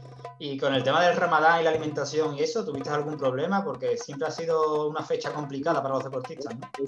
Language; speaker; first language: Spanish; native; Spanish